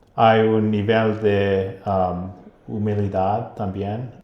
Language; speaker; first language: Spanish; non-native, learner; English